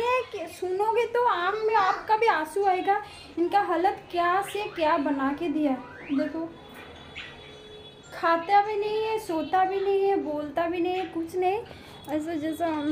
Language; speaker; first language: Hindi; non-native, local second language; Bangla